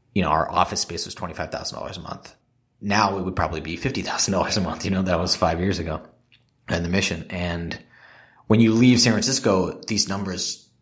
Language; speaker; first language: English; native; English